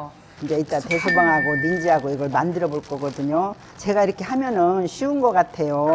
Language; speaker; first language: Korean; native; Korean